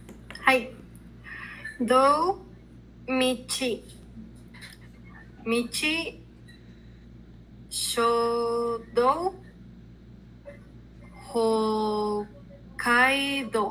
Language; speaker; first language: Japanese; non-native, learner; Spanish